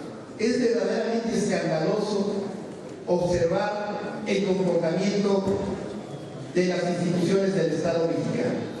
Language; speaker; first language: Spanish; native; Spanish